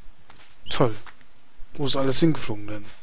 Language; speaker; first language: German; native; German